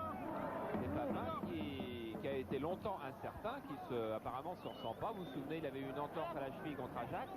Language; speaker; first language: French; native; French